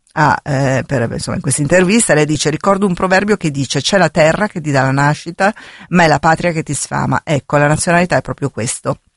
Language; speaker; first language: Italian; native; Italian